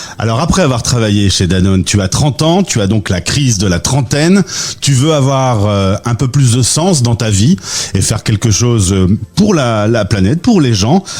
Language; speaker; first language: French; native; French